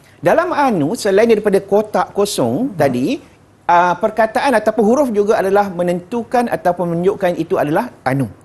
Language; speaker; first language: Malay; native; Malay